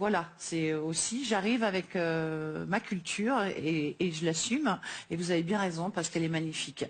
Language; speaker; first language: French; native; French